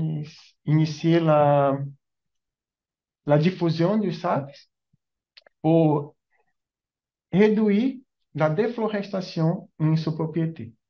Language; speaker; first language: French; non-native, learner; Portuguese